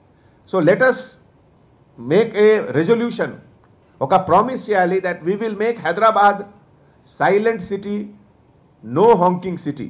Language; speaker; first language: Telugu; non-native, fluent; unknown